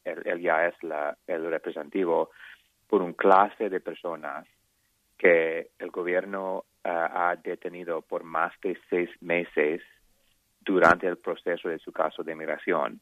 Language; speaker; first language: Spanish; non-native, learner; English